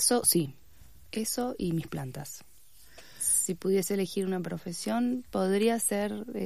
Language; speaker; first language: Spanish; native; Spanish